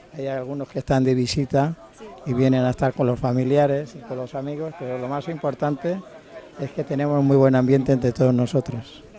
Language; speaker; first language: Spanish; native; Spanish